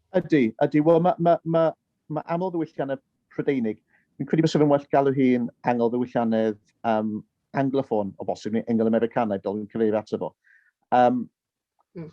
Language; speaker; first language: Welsh; early bilingual, heritage; Welsh